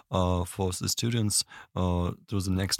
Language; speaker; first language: English; non-native, learner; Russian